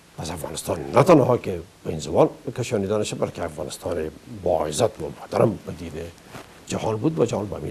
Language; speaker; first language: Persian; native; Persian